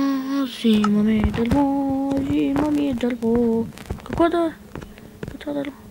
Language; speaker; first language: Bulgarian; native; Bulgarian